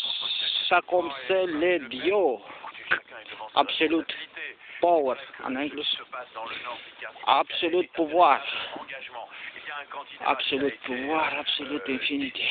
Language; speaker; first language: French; non-native, learner; Romanian